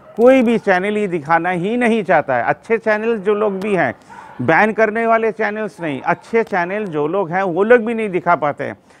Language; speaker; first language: Hindi; non-native, local second language; Bangla